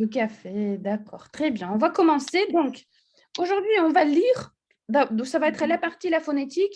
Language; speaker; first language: French; non-native, fluent; Russian